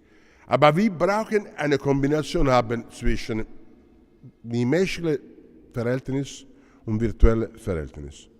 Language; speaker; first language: German; non-native, learner; Italian